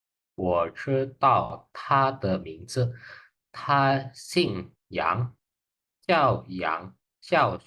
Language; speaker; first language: Chinese; non-native, learner; Indonesian